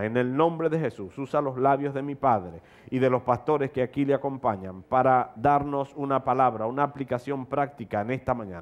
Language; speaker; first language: Spanish; native; Spanish